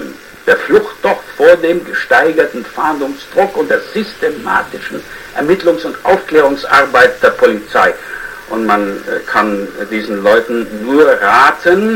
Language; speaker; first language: German; native; German